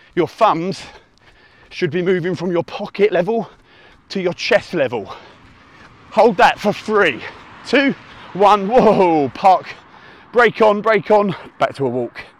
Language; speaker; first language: English; native; English